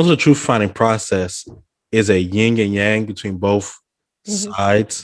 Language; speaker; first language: English; native; English